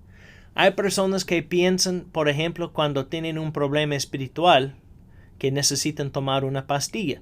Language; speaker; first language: Spanish; non-native, fluent; English